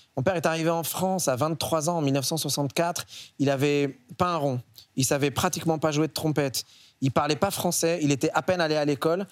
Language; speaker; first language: French; early bilingual, other home language; Arabic